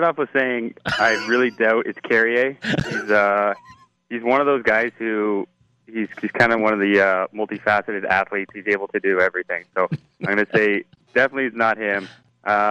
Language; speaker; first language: English; native; English